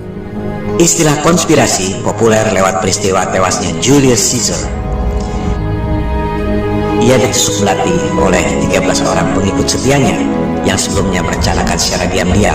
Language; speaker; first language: Indonesian; native; Indonesian